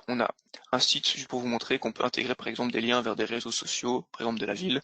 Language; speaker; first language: French; native; French